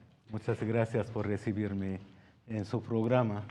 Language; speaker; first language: Spanish; non-native, fluent; Arabic